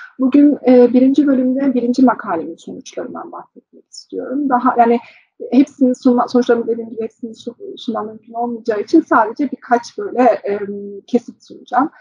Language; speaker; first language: Turkish; early bilingual, heritage; Turkish